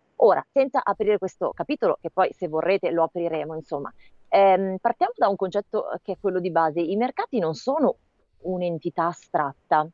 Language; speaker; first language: Italian; native; Italian